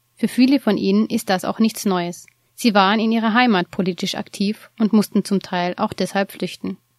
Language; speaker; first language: German; native; German